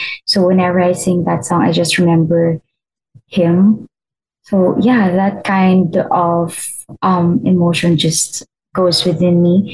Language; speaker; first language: English; non-native, local second language; Filipino